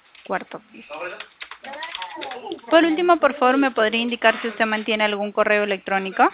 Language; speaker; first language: Spanish; native; Spanish